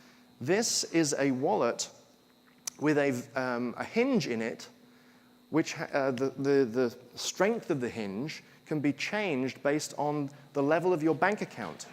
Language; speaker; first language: English; native; English